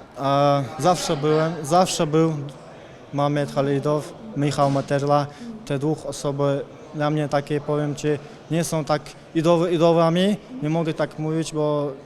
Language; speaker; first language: Polish; non-native, fluent; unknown